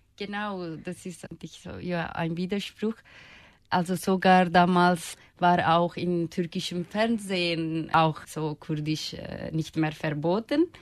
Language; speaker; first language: German; non-native, fluent; Kurdish